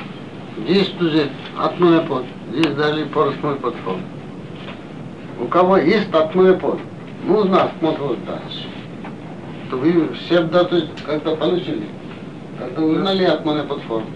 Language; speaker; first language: Russian; non-native, learner; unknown